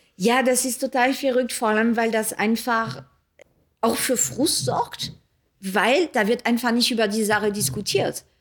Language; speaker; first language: German; early bilingual, other home language; French